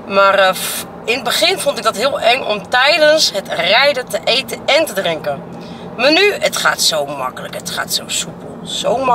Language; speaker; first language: Dutch; native; Dutch